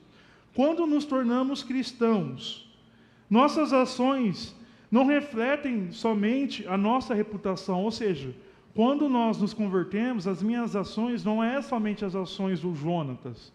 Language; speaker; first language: Portuguese; native; Portuguese